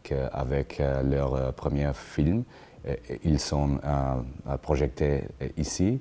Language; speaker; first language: French; non-native, learner; Spanish